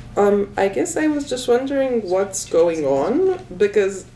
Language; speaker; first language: English; non-native, fluent; Slovenian